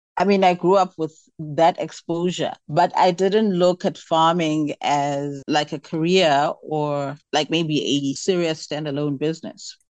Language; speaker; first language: English; non-native, local second language; Xhosa